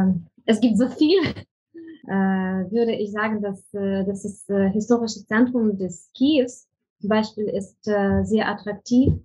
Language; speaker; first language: German; non-native, fluent; Ukrainian